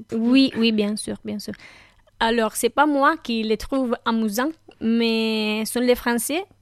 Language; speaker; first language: French; non-native, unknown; Italian